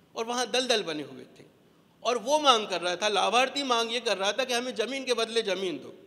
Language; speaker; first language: Hindi; native; Hindi